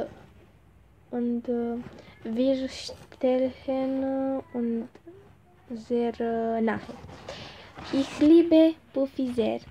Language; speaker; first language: German; non-native, learner; Romanian